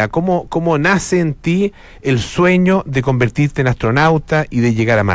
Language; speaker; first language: Spanish; native; Spanish